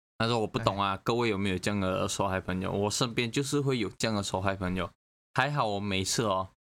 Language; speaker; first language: Chinese; native; Chinese